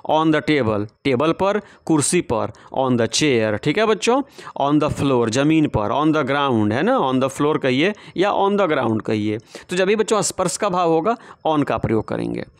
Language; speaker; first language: Hindi; native; Hindi